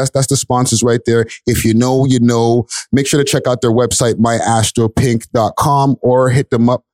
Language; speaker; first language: English; native; English